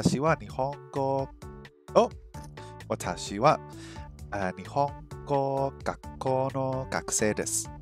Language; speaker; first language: Japanese; non-native, learner; English